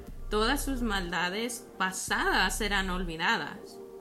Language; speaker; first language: Spanish; early bilingual, heritage; Spanish